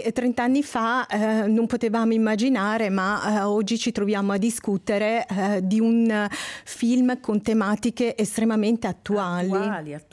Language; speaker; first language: Italian; native; Italian